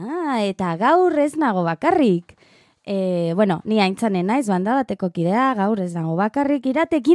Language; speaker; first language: Basque; non-native, learner; Spanish